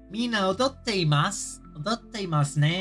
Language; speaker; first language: Japanese; non-native, learner; English